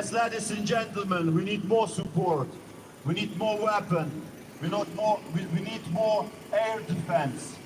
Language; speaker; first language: English; non-native, learner; Ukrainian